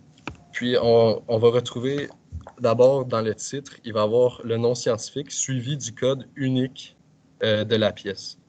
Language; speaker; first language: French; native; French